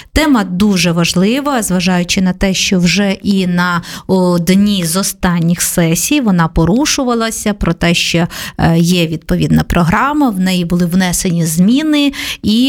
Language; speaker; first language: Ukrainian; native; Ukrainian